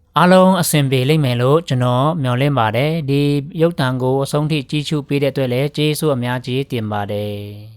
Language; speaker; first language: Burmese; non-native, local second language; Pa'o Karen